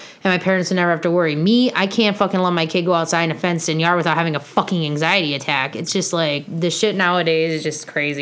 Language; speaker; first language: English; native; English